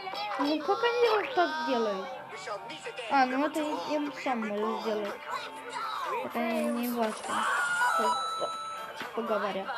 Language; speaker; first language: Russian; non-native, local second language; Ukrainian